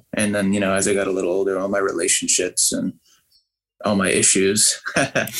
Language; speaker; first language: English; native; English